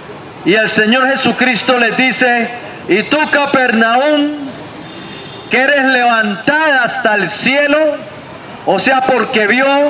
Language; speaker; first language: Spanish; native; Spanish